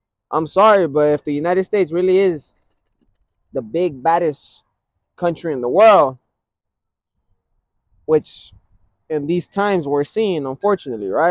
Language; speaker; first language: English; early bilingual, other home language; Spanish